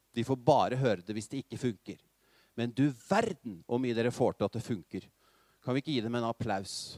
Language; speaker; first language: Norwegian; native; Norwegian